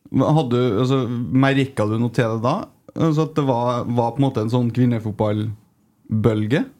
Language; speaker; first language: Norwegian; native; Norwegian